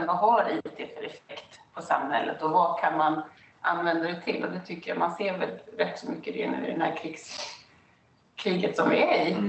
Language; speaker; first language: Swedish; native; Swedish